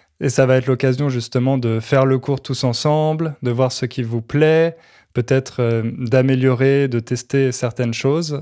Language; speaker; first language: French; native; French